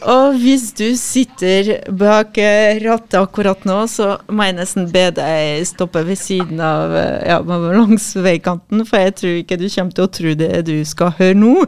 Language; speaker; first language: Norwegian; native; Norwegian